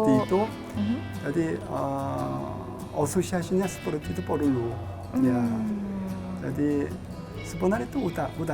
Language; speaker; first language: Indonesian; non-native, learner; Korean